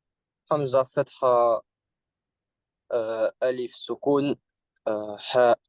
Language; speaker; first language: Arabic; non-native, learner; Estonian